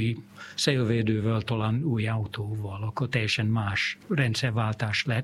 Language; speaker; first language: Hungarian; non-native, fluent; English